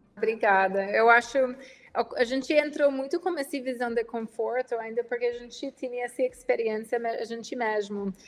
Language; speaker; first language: Portuguese; non-native, fluent; English